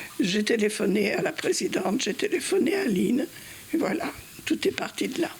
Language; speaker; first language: French; early bilingual, other home language; Spanish